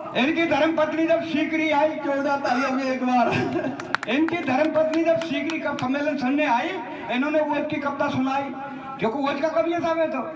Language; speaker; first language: Hindi; native; Hindi